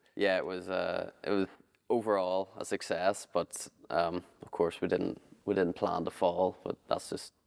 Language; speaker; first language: English; native; English